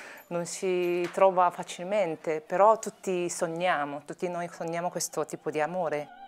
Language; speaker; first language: Italian; non-native, fluent; Korean